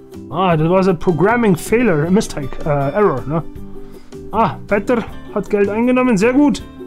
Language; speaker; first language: German; native; German